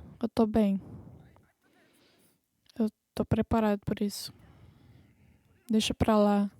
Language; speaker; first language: Portuguese; non-native, fluent; English